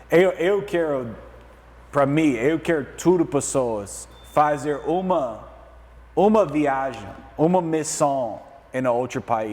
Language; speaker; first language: Portuguese; non-native, learner; English